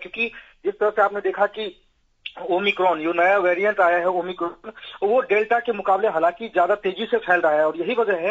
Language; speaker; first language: Hindi; native; Hindi